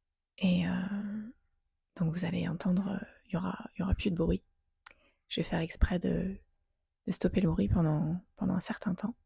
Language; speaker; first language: French; native; French